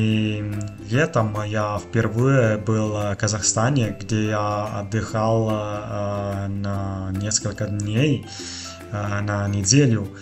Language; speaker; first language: Russian; non-native, fluent; Italian